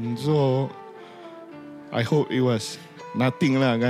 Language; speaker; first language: English; non-native, local second language; Malay